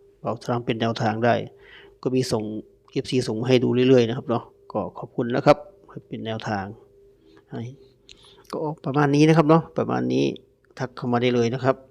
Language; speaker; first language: Thai; native; Thai